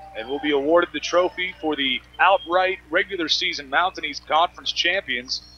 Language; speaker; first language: English; native; English